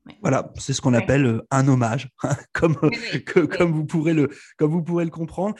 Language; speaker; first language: French; native; French